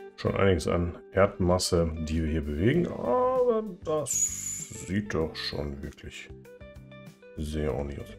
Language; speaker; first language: German; native; German